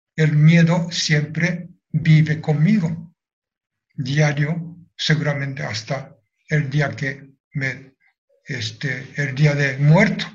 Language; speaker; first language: Spanish; non-native, fluent; Japanese